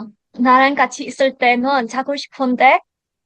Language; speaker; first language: Korean; non-native, learner; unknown